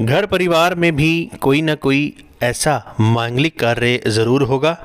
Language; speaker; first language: Hindi; native; Hindi